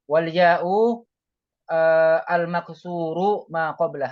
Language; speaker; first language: Arabic; non-native, learner; Indonesian